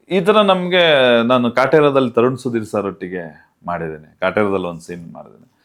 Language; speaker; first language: Kannada; non-native, local second language; Tulu